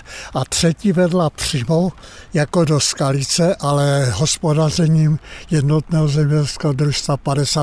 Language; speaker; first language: Czech; native; Czech